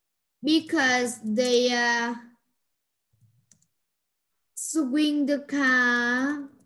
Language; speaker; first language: English; non-native, learner; Vietnamese